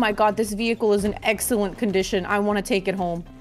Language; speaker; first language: English; native; English